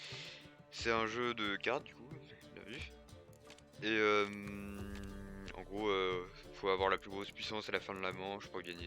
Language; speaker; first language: French; native; French